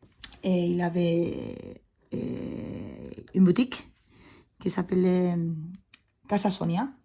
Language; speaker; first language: French; non-native, fluent; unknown